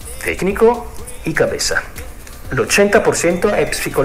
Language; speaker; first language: Spanish; non-native, fluent; Italian